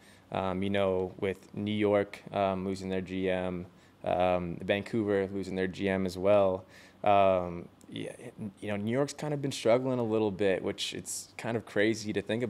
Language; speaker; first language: English; native; English